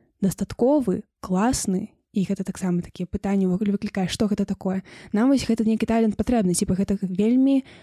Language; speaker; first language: Belarusian; non-native, local second language; Russian